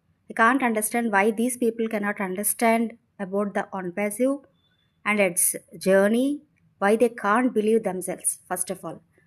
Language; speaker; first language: English; non-native, local second language; Telugu